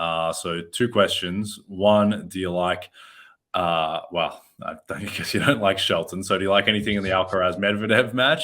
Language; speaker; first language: English; native; English